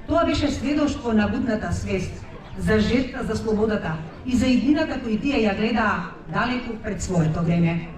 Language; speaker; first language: Macedonian; native; Macedonian